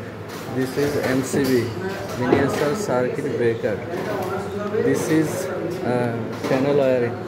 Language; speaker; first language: English; non-native, learner; Bangla